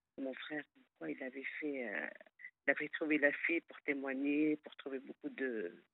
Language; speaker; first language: French; non-native, fluent; Arabic